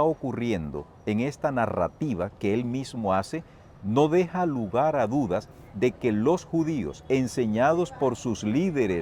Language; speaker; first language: Spanish; native; Spanish